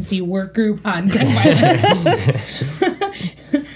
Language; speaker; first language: English; native; English